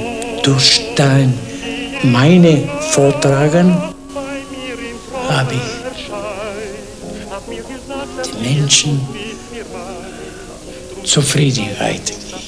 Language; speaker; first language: German; non-native, learner; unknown